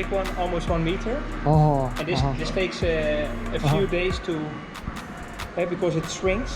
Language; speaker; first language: English; non-native, fluent; Dutch